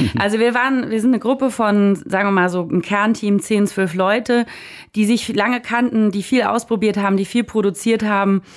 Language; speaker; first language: German; native; German